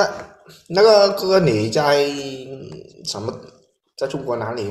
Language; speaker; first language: Chinese; non-native, learner; Vietnamese